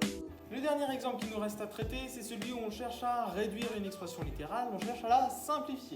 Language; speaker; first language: French; native; French